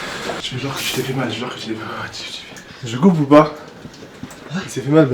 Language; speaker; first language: French; native; French